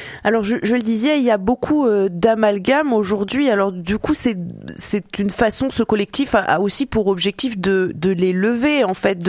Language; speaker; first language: French; native; French